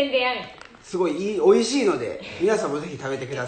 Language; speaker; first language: Japanese; native; Japanese